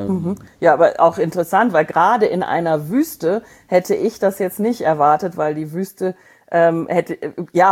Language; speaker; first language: German; native; German